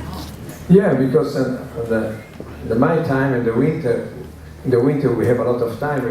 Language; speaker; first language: English; non-native, learner; Italian